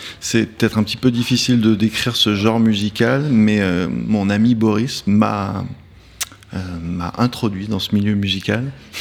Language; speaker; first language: French; native; French